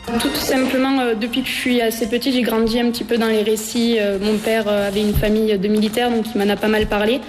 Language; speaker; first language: French; native; French